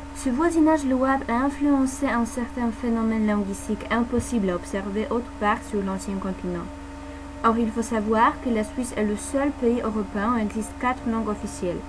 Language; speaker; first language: French; non-native, fluent; Polish